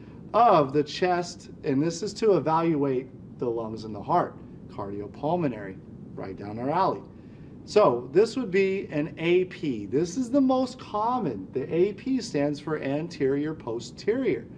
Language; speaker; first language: English; native; English